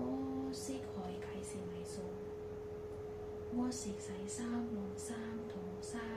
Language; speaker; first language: Cantonese; non-native, learner; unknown